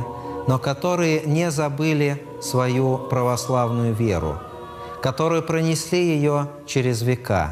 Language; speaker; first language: Russian; native; Russian